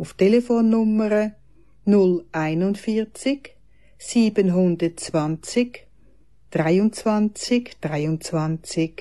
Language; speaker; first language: German; native; German